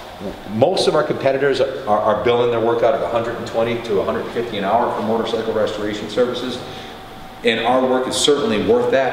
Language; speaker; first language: English; native; English